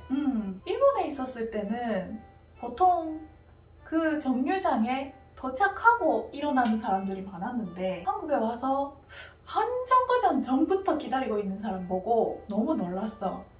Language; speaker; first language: Korean; non-native, fluent; Japanese